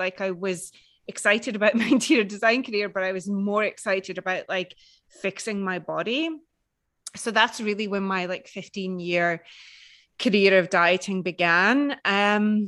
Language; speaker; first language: English; native; English